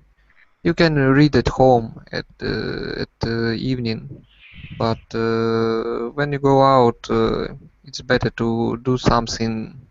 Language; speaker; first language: English; non-native, learner; Russian